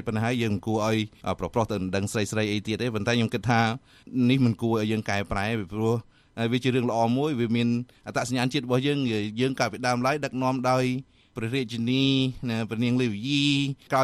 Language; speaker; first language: Khmer; native; Khmer